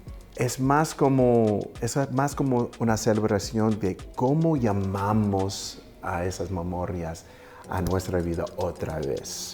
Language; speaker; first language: Spanish; early bilingual, heritage; Spanish